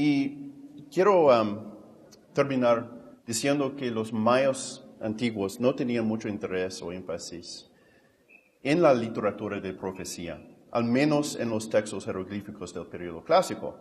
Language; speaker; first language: Spanish; non-native, fluent; English